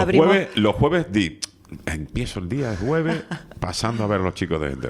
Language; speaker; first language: Spanish; native; Spanish